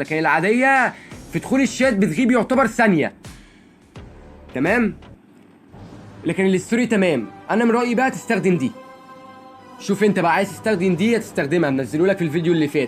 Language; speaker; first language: Arabic; native; Arabic